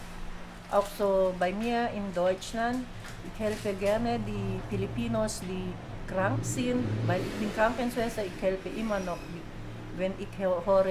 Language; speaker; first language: German; non-native, fluent; Filipino